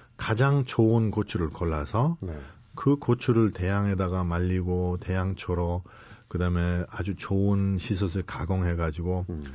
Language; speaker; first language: Korean; non-native, fluent; German